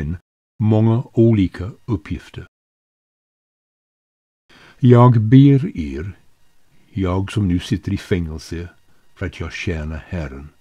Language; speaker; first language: Swedish; non-native, fluent; English